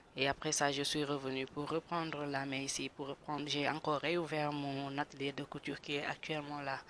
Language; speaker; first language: French; non-native, local second language; Wolof